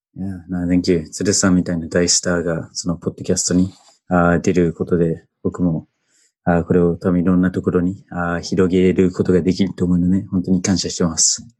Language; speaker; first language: Japanese; early bilingual, heritage; Japanese